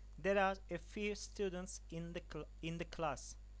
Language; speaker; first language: English; non-native, fluent; Turkish